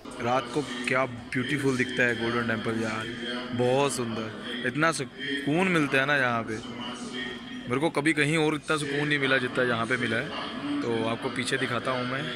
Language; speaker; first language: Hindi; non-native, local second language; Punjabi